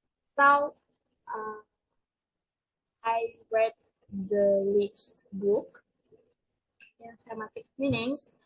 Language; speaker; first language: English; non-native, learner; Indonesian